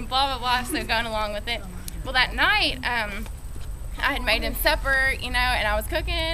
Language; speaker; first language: English; native; English